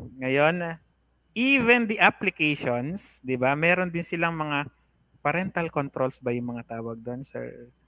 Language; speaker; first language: Filipino; native; Filipino